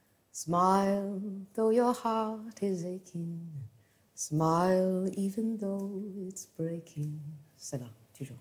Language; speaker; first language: English; native; English